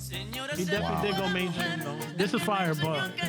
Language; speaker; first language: English; early bilingual, other home language; Spanish